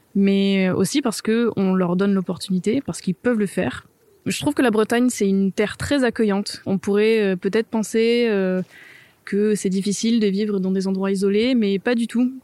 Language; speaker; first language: French; native; French